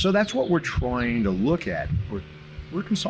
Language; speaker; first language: English; native; English